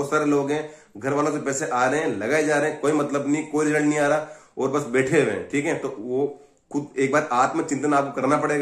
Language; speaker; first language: Hindi; native; Hindi